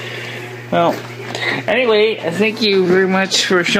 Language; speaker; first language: English; native; English